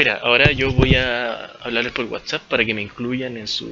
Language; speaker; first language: Spanish; native; Spanish